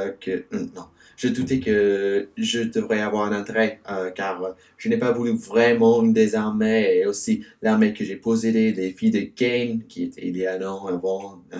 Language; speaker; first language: French; non-native, fluent; English